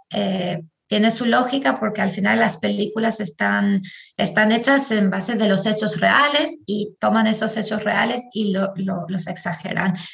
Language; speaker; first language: Spanish; non-native, fluent; Albanian